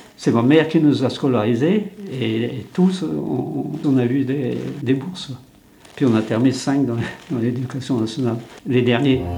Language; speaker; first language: French; non-native, local second language; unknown